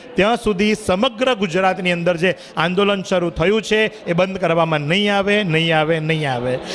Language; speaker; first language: Gujarati; native; Gujarati